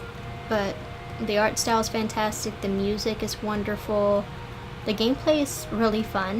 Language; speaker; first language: English; native; English